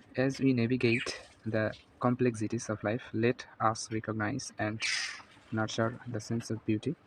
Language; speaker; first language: English; non-native, local second language; Bangla